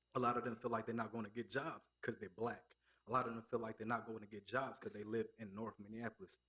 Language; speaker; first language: English; native; English